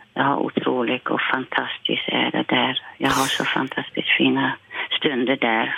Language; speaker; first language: Swedish; non-native, fluent; Dutch